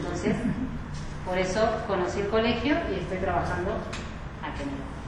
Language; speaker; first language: Spanish; native; Spanish